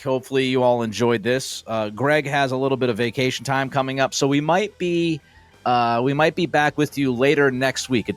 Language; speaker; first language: English; native; English